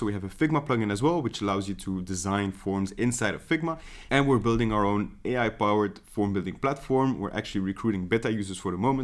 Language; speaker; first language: English; non-native, fluent; Dutch